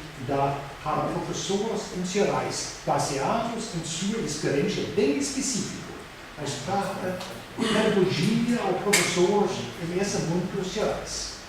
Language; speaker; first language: Portuguese; non-native, fluent; Danish